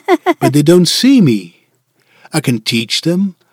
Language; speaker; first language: English; non-native, fluent; Dutch